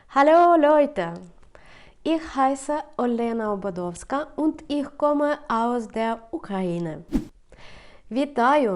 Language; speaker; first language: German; non-native, fluent; Ukrainian